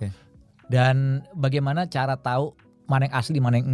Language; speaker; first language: Indonesian; native; Indonesian